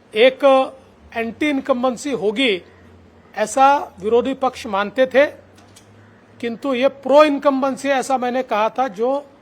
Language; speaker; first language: Hindi; non-native, local second language; Marathi